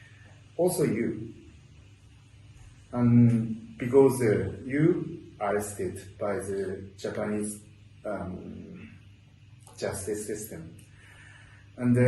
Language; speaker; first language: English; non-native, learner; Japanese